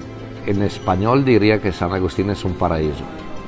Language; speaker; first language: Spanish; non-native, fluent; Italian